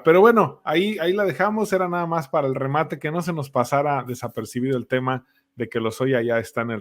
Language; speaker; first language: Spanish; native; Spanish